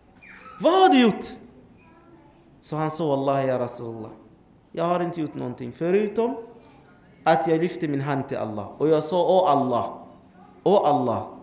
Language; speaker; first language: Swedish; non-native, fluent; Arabic